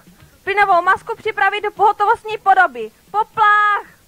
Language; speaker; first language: Czech; native; Czech